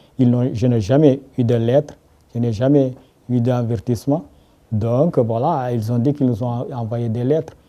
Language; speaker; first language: French; non-native, local second language; Wolof